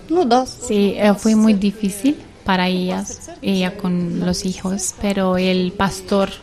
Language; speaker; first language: Spanish; non-native, learner; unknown